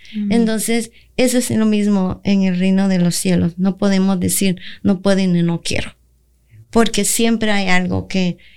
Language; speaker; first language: Spanish; native; Spanish